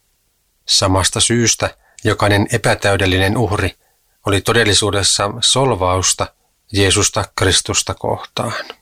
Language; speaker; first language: Finnish; native; Finnish